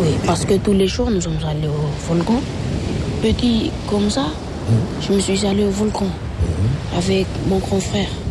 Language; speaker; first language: French; non-native, learner; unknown